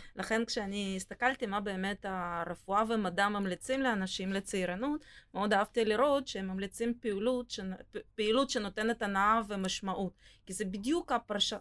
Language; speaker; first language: Hebrew; non-native, fluent; Russian